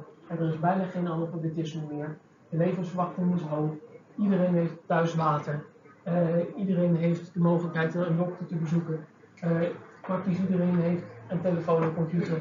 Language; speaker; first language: Dutch; native; Dutch